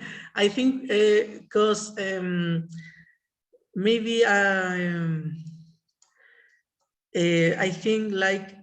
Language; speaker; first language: English; non-native, learner; Spanish